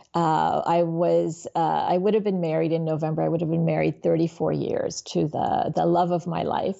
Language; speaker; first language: English; native; English